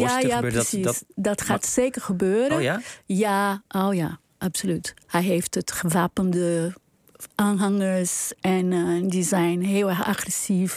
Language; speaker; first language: Dutch; non-native, fluent; Portuguese